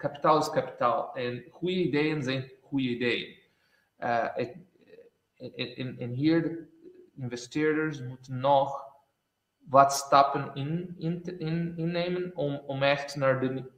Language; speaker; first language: Dutch; non-native, fluent; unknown